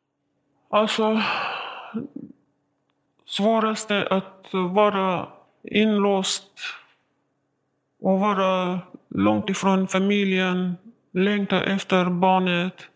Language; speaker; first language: Swedish; non-native, learner; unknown